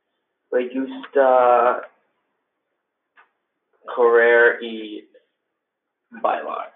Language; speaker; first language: Spanish; non-native, learner; English